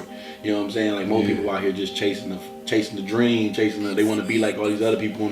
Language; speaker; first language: English; native; English